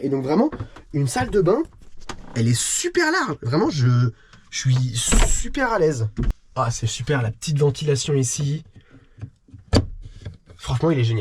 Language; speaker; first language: French; native; French